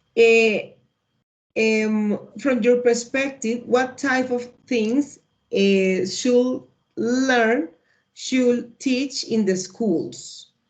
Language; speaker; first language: English; non-native, learner; Spanish